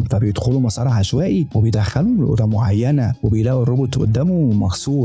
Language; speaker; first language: Arabic; native; Arabic